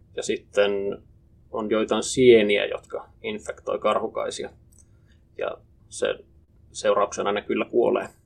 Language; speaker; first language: Finnish; native; Finnish